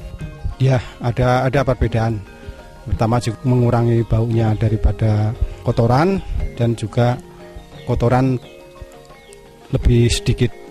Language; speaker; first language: Indonesian; non-native, local second language; Javanese